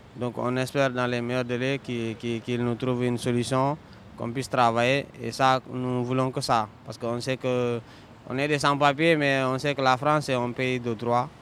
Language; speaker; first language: French; non-native, local second language; Wolof